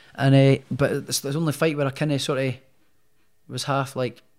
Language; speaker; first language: English; native; English